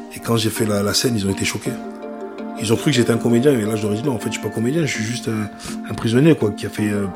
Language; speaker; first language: French; native; French